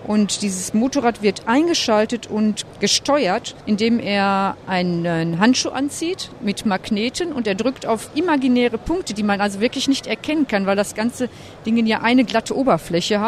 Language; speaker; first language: German; native; German